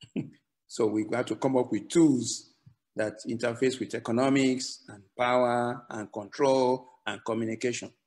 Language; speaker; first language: English; non-native, local second language; Yoruba